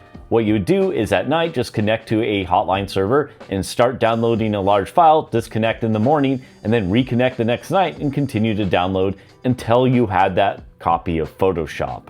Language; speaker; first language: English; native; English